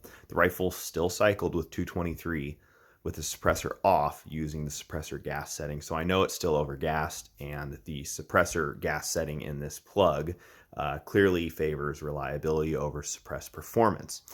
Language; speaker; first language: English; native; English